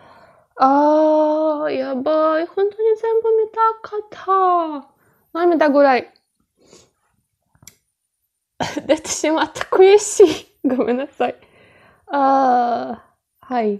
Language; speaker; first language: Japanese; non-native, fluent; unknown